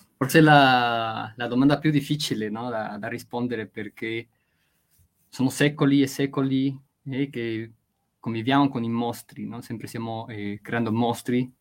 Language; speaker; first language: Italian; non-native, fluent; Spanish